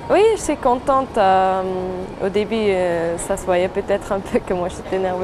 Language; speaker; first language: French; non-native, fluent; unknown